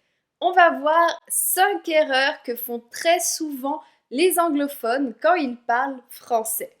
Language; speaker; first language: French; native; French